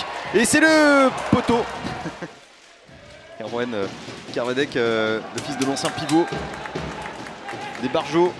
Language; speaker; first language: French; native; French